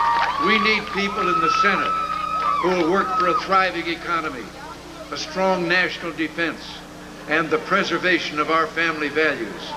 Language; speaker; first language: English; native; English